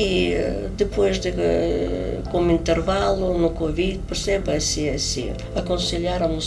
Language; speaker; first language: Portuguese; non-native, learner; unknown